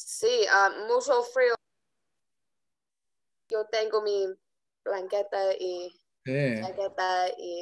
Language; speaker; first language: Spanish; non-native, learner; English